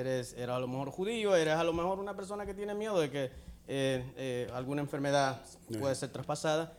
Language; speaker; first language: Spanish; native; Spanish